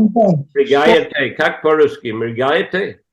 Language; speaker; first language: Russian; non-native, learner; English